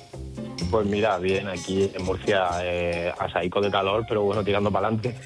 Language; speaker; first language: Spanish; native; Spanish